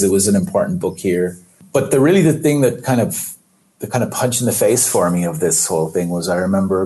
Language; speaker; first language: English; native; English